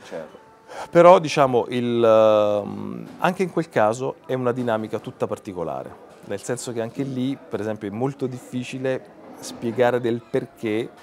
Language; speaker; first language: Italian; native; Italian